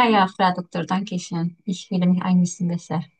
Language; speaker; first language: German; non-native, learner; Turkish